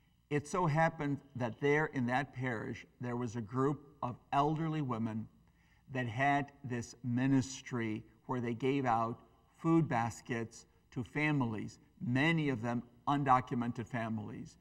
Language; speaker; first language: English; early bilingual, other home language; Spanish